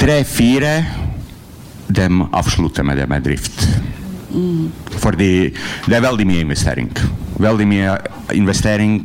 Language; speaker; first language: Norwegian; non-native, learner; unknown